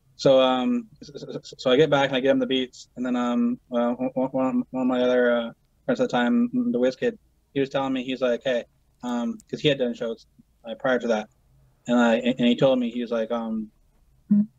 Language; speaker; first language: English; native; English